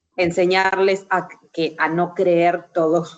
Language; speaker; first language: Spanish; native; Spanish